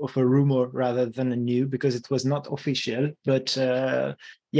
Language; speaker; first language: English; non-native, fluent; Greek